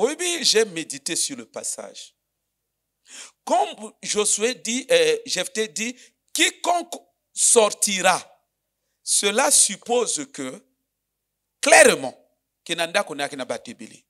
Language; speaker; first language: French; non-native, local second language; Lingala